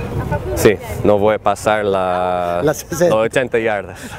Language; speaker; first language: Spanish; non-native, learner; English